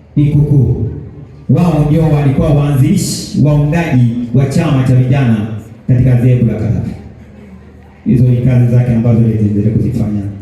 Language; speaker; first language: Swahili; native; Swahili